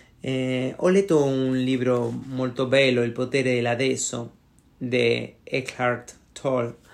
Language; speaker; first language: Italian; non-native, learner; Spanish